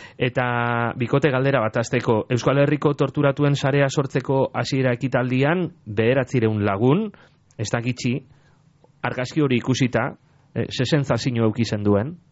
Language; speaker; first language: Basque; native; Basque